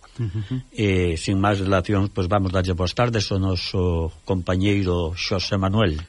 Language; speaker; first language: Galician; native; Galician